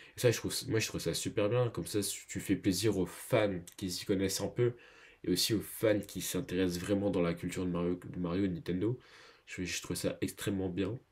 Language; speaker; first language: French; native; French